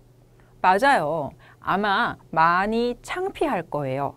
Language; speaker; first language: Korean; native; Korean